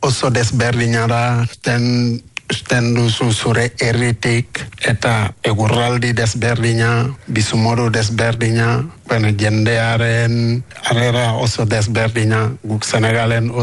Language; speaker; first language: Basque; non-native, learner; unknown